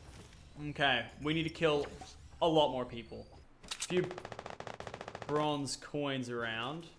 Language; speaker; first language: English; native; English